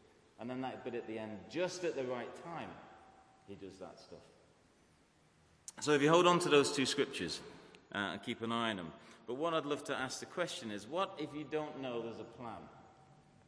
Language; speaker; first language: English; native; English